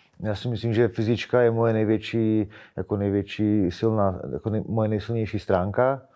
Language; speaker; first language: Czech; native; Czech